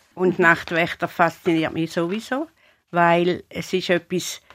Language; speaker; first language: German; native; German